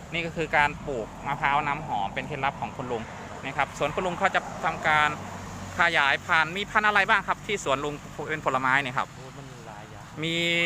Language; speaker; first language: Thai; native; Thai